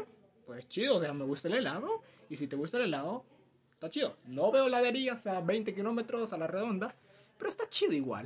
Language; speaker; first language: Spanish; native; Spanish